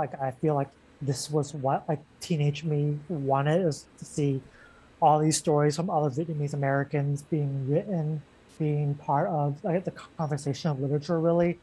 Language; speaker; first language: English; native; English